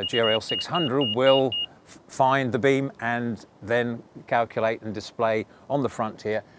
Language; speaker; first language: English; native; English